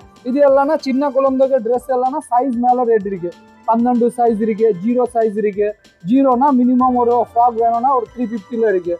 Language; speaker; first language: Tamil; native; Tamil